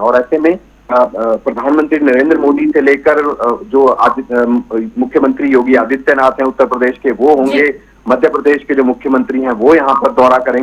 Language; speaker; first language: Hindi; native; Hindi